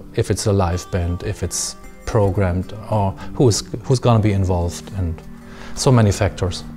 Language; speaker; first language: English; non-native, fluent; German